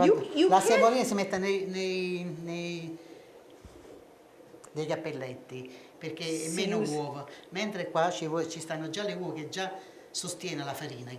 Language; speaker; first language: Italian; native; Italian